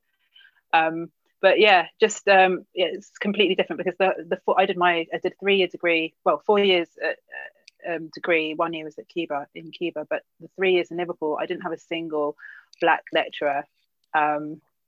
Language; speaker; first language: English; native; English